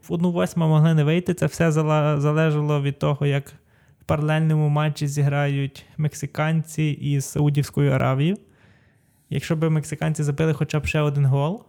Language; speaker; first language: Ukrainian; native; Ukrainian